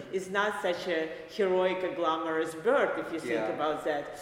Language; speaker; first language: English; non-native, fluent; Belarusian